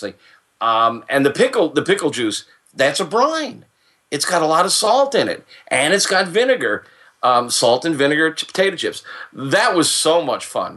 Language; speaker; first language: English; native; English